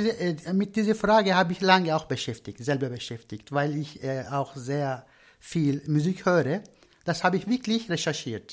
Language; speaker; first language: German; non-native, learner; Turkish